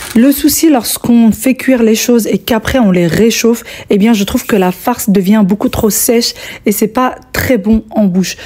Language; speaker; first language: French; early bilingual, other home language; Arabic